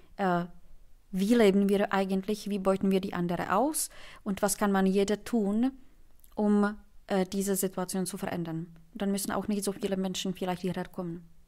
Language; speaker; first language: German; non-native, fluent; Czech